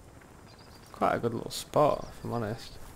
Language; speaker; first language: English; native; English